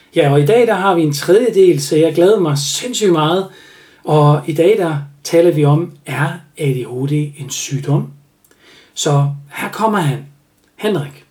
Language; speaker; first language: Danish; non-native, fluent; German